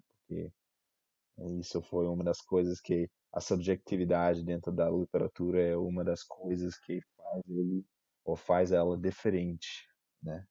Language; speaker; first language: Portuguese; non-native, fluent; English